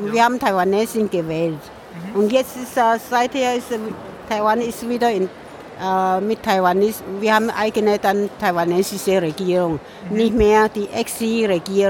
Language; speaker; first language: German; non-native, learner; Min Nan Chinese